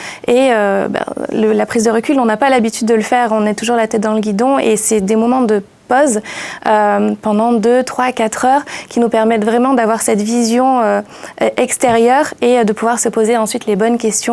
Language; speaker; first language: French; native; French